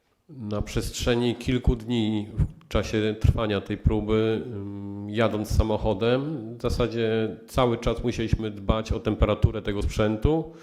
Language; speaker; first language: Polish; native; Polish